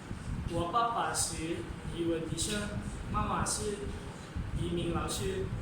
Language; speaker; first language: Chinese; non-native, learner; Lao